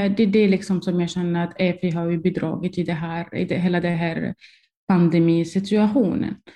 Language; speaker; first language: Swedish; non-native, fluent; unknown